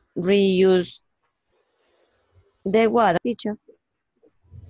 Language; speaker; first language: English; non-native, learner; Spanish